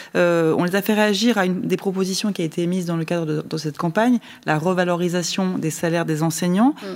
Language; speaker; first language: French; native; French